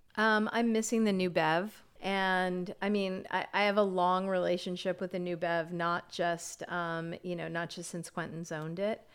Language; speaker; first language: English; native; English